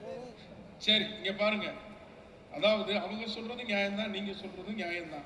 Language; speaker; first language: Tamil; native; Tamil